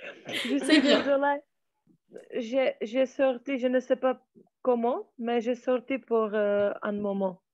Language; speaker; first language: French; non-native, learner; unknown